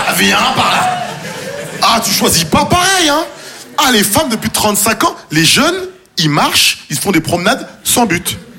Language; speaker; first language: French; native; French